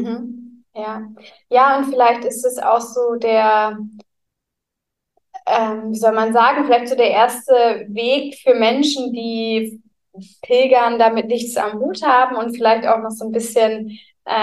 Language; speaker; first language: German; native; German